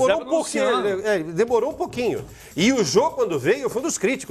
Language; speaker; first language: Portuguese; native; Portuguese